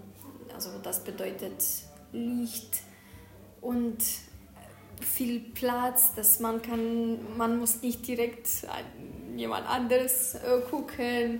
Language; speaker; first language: German; non-native, fluent; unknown